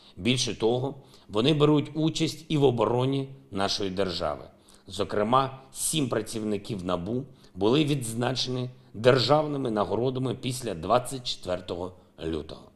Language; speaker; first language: Ukrainian; non-native, local second language; Russian